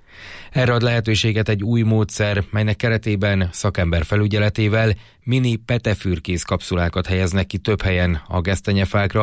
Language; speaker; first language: Hungarian; native; Hungarian